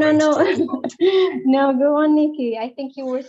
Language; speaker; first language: English; non-native, fluent; Portuguese